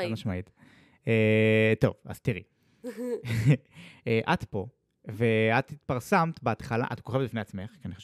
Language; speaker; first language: Hebrew; native; Hebrew